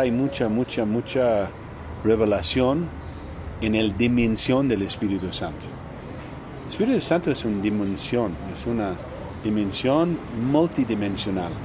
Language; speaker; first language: Spanish; non-native, fluent; Portuguese